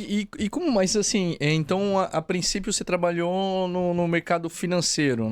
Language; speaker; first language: Portuguese; native; Portuguese